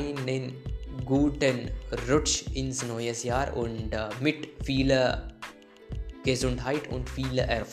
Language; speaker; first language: German; non-native, learner; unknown